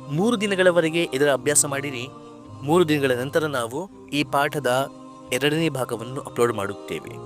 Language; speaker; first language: Kannada; non-native, local second language; Urdu